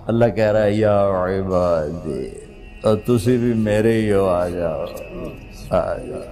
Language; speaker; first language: Urdu; non-native, local second language; Punjabi